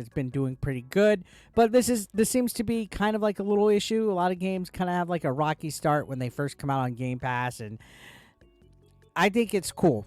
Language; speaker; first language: English; native; English